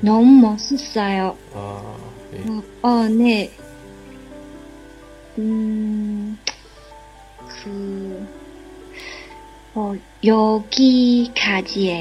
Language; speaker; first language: Korean; non-native, learner; Chinese